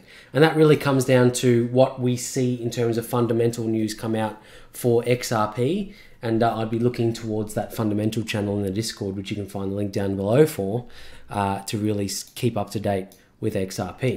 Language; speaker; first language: English; native; English